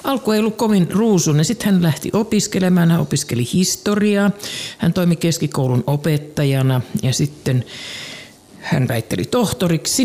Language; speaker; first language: Finnish; native; Finnish